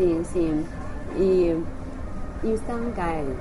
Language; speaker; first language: Portuguese; non-native, learner; Chinese